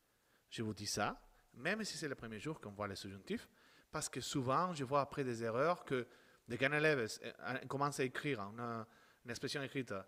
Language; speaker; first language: French; non-native, fluent; Spanish